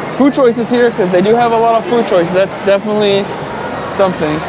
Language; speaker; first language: English; native; English